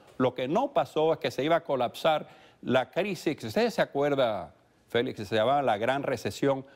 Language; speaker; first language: Spanish; early bilingual, heritage; Spanish